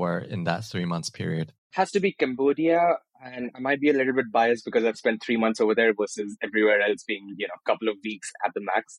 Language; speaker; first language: English; non-native, local second language; Telugu